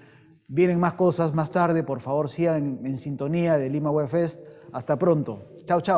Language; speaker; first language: Spanish; native; Spanish